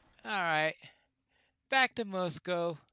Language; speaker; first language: English; native; English